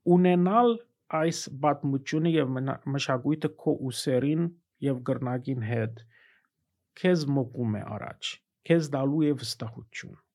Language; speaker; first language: Armenian; early bilingual, heritage; Armenian